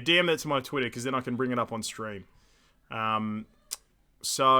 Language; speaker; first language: English; native; English